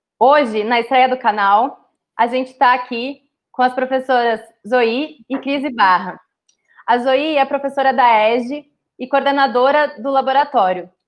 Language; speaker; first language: Portuguese; native; Portuguese